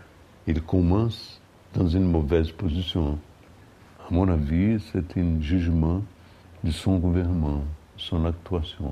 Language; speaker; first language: French; non-native, fluent; Portuguese